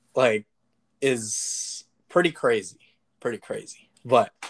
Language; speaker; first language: English; early bilingual, other home language; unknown